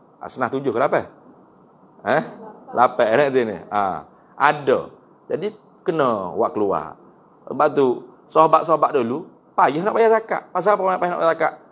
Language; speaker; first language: Malay; native; Malay